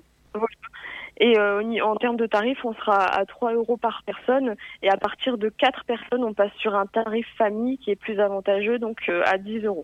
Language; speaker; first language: French; native; French